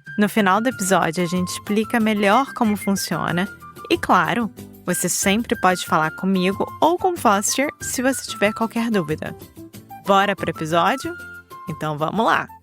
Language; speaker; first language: Portuguese; native; Portuguese